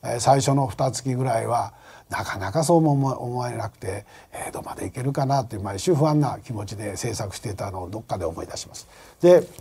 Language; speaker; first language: Japanese; native; Japanese